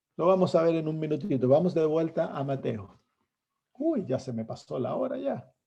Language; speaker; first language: Spanish; native; Spanish